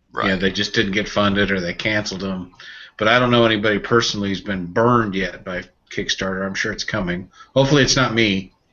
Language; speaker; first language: English; native; English